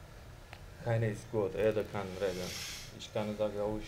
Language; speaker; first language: German; non-native, learner; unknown